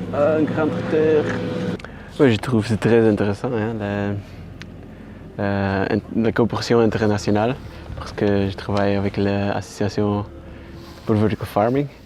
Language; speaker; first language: French; non-native, learner; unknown